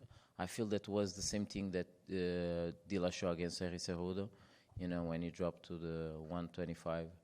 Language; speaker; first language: English; non-native, fluent; Portuguese